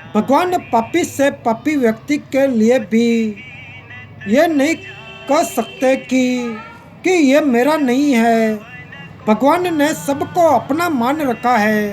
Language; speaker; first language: Hindi; native; Hindi